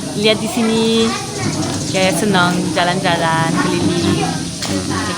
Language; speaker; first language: Indonesian; non-native, fluent; French